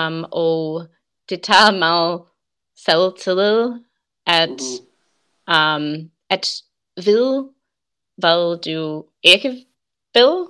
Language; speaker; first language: Danish; non-native, learner; English